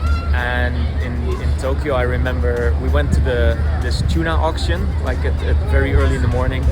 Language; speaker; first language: English; non-native, fluent; Dutch